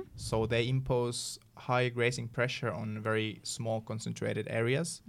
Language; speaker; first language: English; non-native, fluent; Finnish